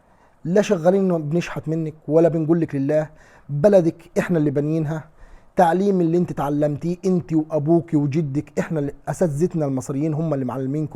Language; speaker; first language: Arabic; native; Arabic